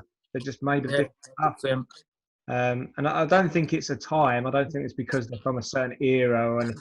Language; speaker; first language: English; native; English